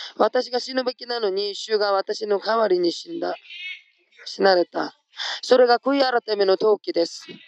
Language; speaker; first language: Japanese; non-native, fluent; Korean